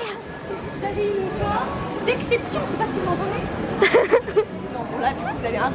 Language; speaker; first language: French; native; French